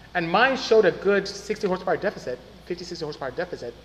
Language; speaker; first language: English; non-native, local second language; Igbo